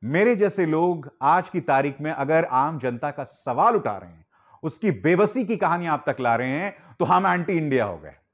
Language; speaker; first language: Hindi; native; Hindi